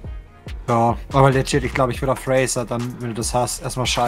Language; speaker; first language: German; native; German